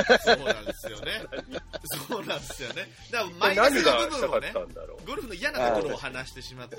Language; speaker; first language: Japanese; native; Japanese